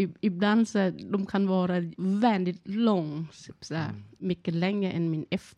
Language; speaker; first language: Swedish; non-native, learner; Thai